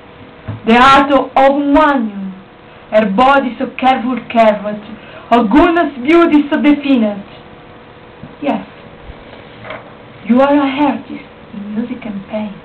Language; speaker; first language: English; non-native, learner; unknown